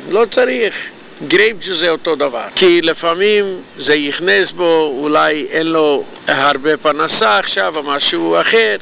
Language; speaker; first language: Hebrew; non-native, fluent; Yiddish